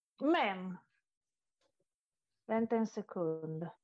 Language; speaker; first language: Swedish; non-native, fluent; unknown